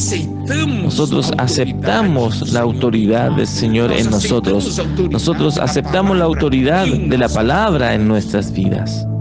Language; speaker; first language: Spanish; non-native, fluent; Portuguese